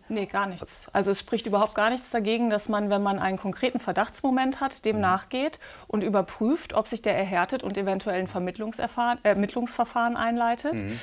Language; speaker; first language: German; native; German